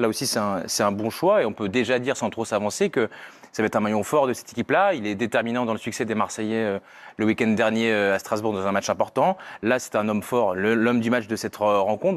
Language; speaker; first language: French; native; French